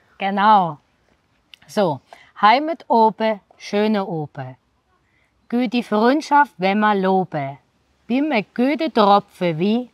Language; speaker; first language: German; native; German